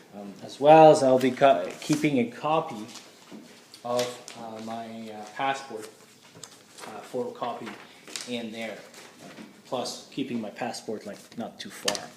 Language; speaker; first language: English; non-native, fluent; French